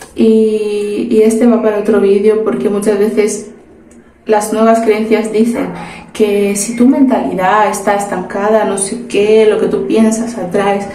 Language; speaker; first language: Spanish; early bilingual, other home language; Portuguese